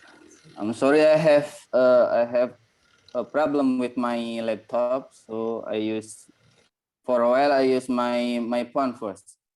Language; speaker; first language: English; non-native, learner; Indonesian